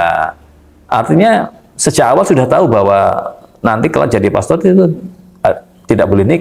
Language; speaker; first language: Malay; native; Malay